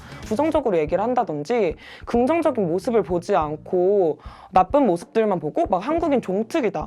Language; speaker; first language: Korean; native; Korean